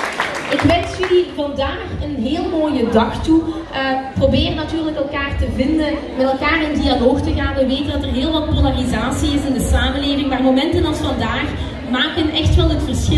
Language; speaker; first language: Dutch; native; Dutch